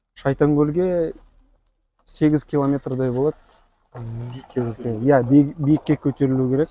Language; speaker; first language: Kazakh; non-native, local second language; Russian